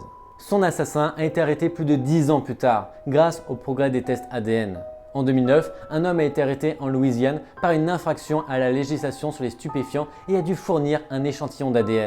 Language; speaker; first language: French; native; French